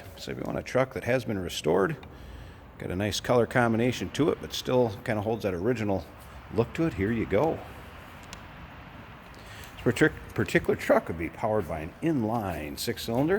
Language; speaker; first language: English; native; English